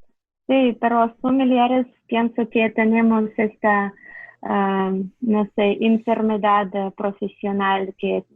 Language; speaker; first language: Spanish; non-native, fluent; Russian